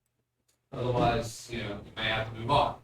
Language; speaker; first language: English; native; English